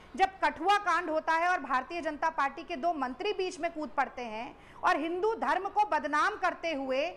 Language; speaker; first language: Hindi; native; Hindi